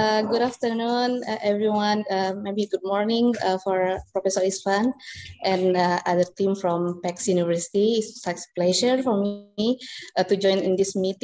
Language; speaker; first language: English; non-native, fluent; Indonesian